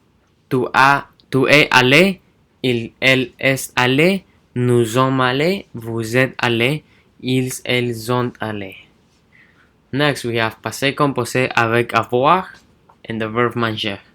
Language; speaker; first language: French; non-native, learner; English